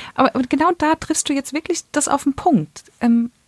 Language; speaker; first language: German; native; German